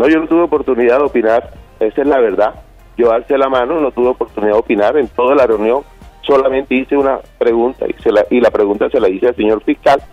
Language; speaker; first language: Spanish; native; Spanish